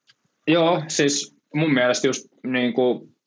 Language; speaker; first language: Finnish; native; Finnish